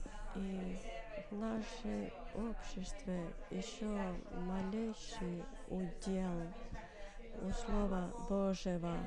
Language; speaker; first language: Russian; non-native, learner; Finnish